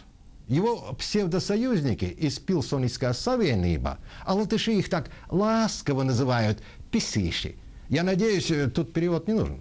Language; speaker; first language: Russian; native; Russian